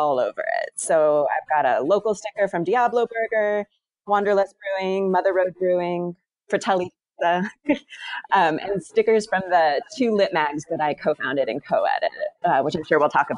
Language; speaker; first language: English; native; English